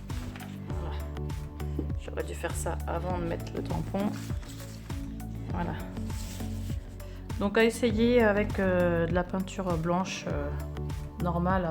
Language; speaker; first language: French; native; French